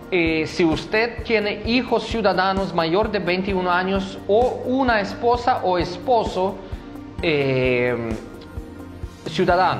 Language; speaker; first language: Spanish; non-native, fluent; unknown